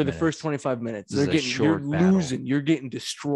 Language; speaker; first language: English; native; English